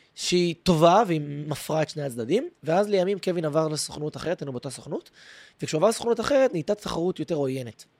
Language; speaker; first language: Hebrew; native; Hebrew